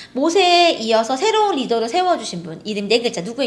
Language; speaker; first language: Korean; native; Korean